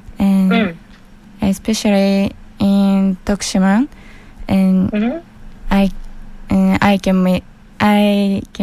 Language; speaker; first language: English; non-native, learner; Japanese